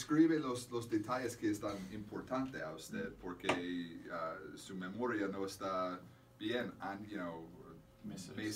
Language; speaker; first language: Spanish; non-native, fluent; English